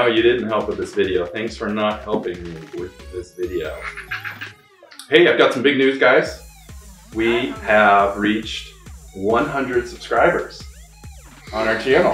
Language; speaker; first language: English; native; English